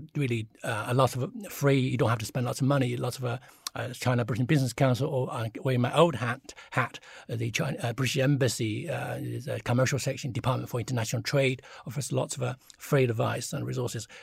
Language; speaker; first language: English; early bilingual, other home language; Chinese